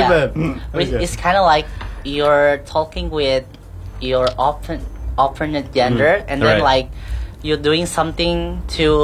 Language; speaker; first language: English; non-native, learner; Indonesian